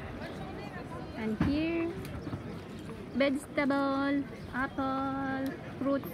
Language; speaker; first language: English; non-native, local second language; Filipino